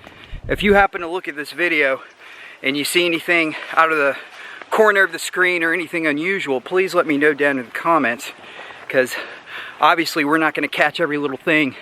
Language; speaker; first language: English; native; English